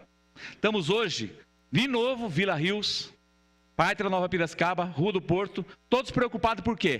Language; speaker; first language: Portuguese; native; Portuguese